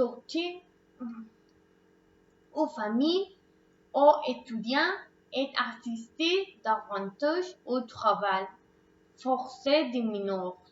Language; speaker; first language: French; non-native, learner; Spanish